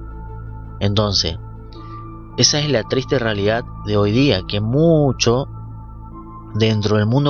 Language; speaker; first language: Spanish; native; Spanish